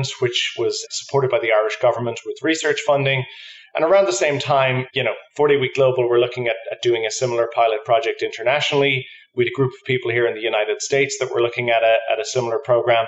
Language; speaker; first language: English; native; English